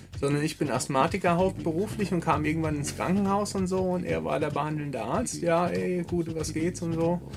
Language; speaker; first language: German; native; German